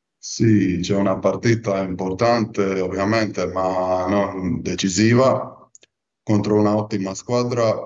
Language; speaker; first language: Italian; non-native, fluent; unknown